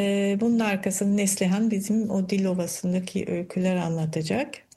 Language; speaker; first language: Turkish; non-native, fluent; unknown